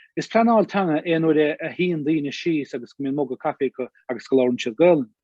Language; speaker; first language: Irish; native; Irish